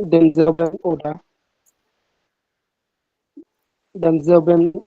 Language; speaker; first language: German; non-native, learner; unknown